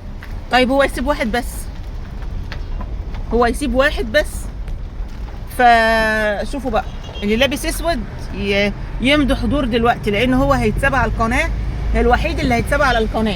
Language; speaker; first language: Arabic; native; Arabic